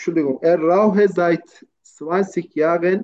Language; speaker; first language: German; non-native, fluent; Turkish